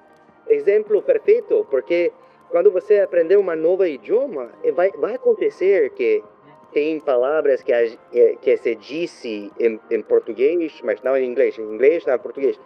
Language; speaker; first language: Portuguese; non-native, learner; French